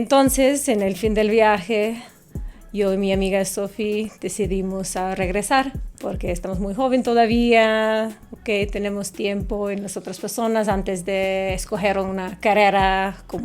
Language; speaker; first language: Spanish; non-native, fluent; English